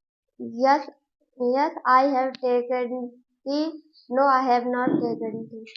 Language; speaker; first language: English; non-native, learner; Hindi